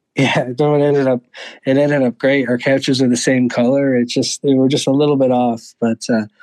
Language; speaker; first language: English; native; English